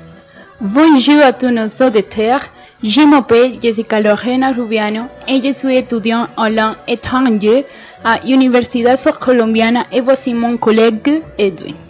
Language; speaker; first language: French; non-native, learner; Spanish